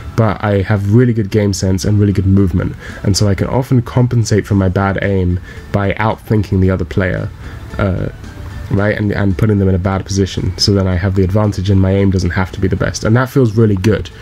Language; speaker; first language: English; native; English